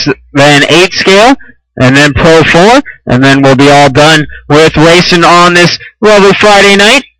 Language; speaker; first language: English; native; English